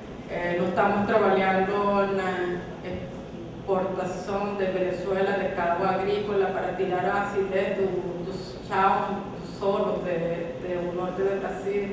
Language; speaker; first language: Portuguese; non-native, fluent; Spanish